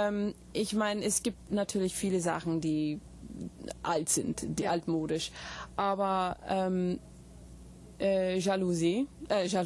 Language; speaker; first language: German; non-native, fluent; English